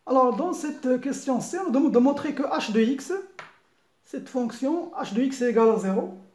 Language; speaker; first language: French; non-native, local second language; Arabic